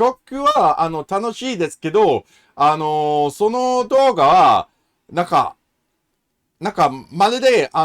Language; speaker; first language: Japanese; non-native, learner; English